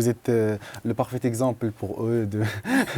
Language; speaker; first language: French; non-native, local second language; Arabic